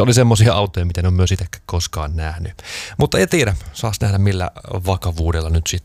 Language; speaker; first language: Finnish; native; Finnish